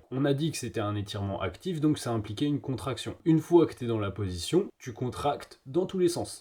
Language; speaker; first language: French; native; French